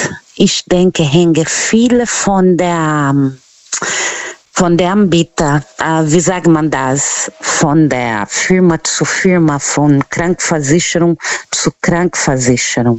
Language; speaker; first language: German; non-native, fluent; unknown